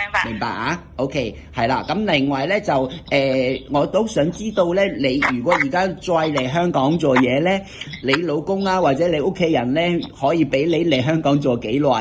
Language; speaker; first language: Cantonese; native; Cantonese